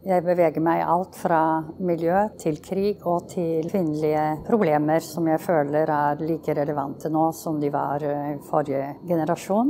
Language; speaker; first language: Norwegian; early bilingual, heritage; Norwegian